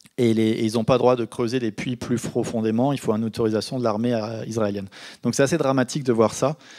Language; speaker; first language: French; native; French